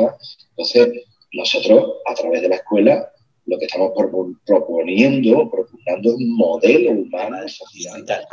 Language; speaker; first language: Spanish; native; Spanish